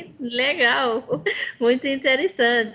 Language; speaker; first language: Portuguese; non-native, fluent; English